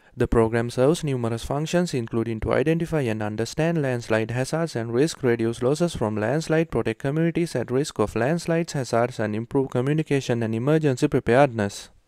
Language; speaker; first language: English; non-native, local second language; Sinhala